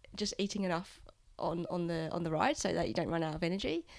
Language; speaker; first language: English; native; English